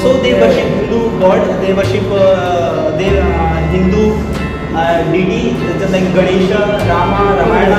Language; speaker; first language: English; non-native, local second language; Hindi